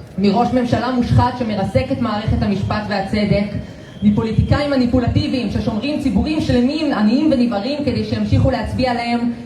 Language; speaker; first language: Hebrew; native; Hebrew